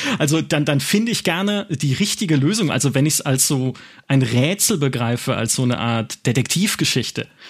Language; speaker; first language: German; native; German